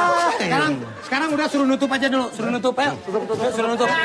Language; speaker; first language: Indonesian; native; Indonesian